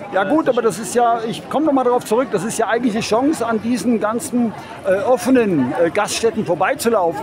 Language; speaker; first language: German; native; German